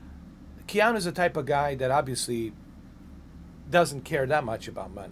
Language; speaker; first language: English; native; English